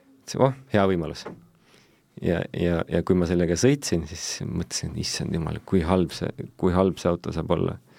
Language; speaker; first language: Estonian; non-native, local second language; Russian